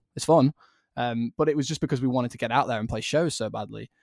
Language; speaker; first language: English; native; English